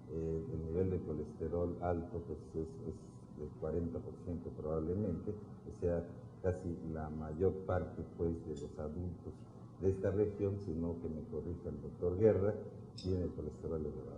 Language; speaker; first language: Spanish; native; Spanish